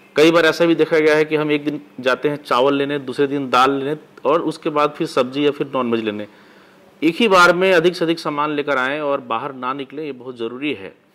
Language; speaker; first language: Hindi; native; Hindi